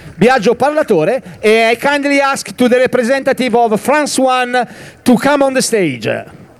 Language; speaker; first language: English; non-native, fluent; Italian